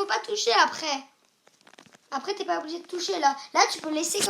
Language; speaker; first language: French; native; French